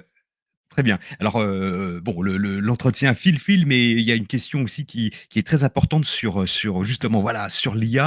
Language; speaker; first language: French; native; French